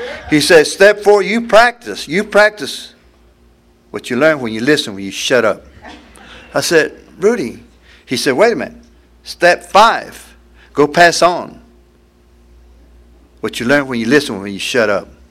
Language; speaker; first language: English; early bilingual, other home language; Spanish